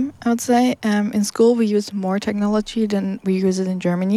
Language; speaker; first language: English; non-native, fluent; German